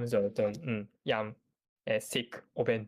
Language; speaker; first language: Chinese; non-native, learner; Japanese